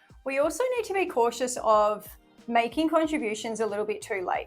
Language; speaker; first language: English; native; English